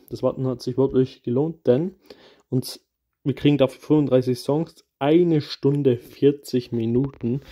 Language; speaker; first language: German; early bilingual, other home language; Kurdish